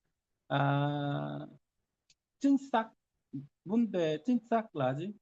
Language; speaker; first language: Vietnamese; non-native, learner; Korean